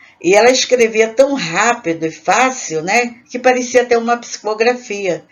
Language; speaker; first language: Portuguese; native; Portuguese